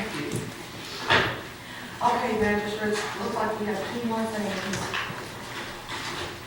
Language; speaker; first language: English; native; English